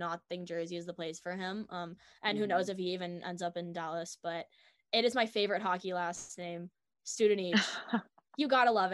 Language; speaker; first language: English; native; English